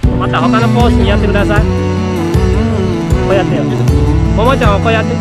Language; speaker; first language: Japanese; non-native, fluent; Indonesian